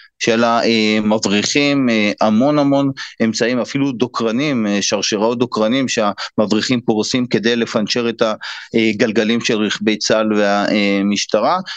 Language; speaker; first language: Hebrew; native; Hebrew